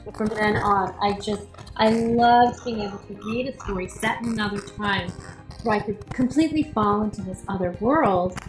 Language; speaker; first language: English; native; English